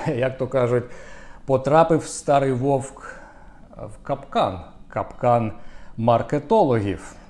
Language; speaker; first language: Ukrainian; non-native, local second language; Russian